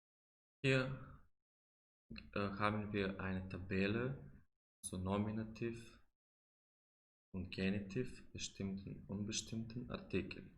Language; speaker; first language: German; non-native, fluent; Macedonian